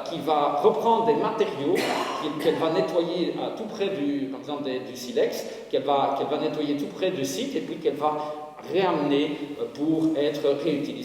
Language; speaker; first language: French; native; French